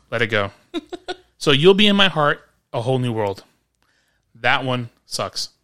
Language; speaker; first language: English; early bilingual, other home language; Spanish